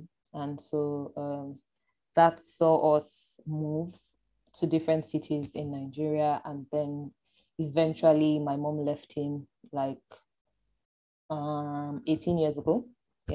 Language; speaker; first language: English; non-native, local second language; Yoruba